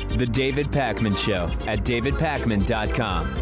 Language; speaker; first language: English; native; English